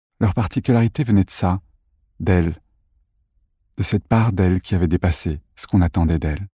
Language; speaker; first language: French; native; French